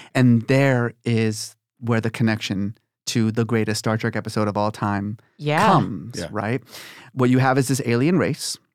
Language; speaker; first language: English; early bilingual, other home language; Persian